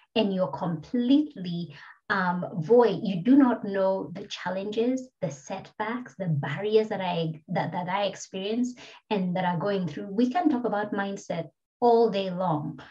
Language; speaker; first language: English; non-native, local second language; Kikuyu